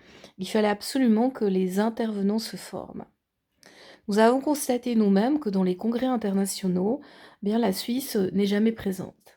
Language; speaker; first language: French; native; French